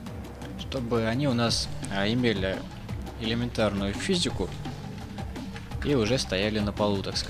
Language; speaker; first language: Russian; native; Russian